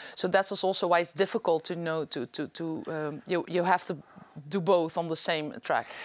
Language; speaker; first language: English; non-native, fluent; Dutch